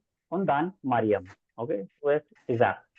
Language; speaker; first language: German; non-native, fluent; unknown